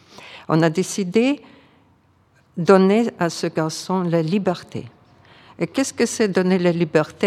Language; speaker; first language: French; non-native, fluent; Ukrainian